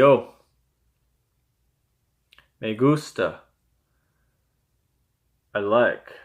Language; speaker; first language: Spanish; non-native, learner; English